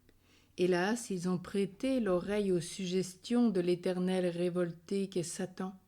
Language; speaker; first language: French; native; French